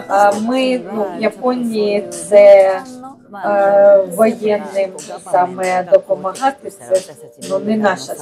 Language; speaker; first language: Ukrainian; non-native, fluent; Japanese